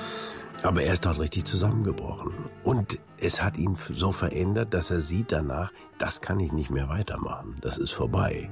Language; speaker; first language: German; native; German